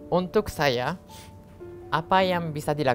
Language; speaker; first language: Indonesian; non-native, learner; Japanese